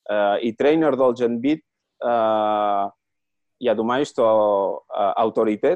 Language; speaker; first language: Russian; non-native, learner; Catalan